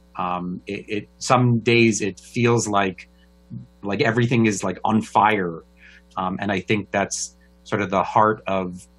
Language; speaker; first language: English; native; English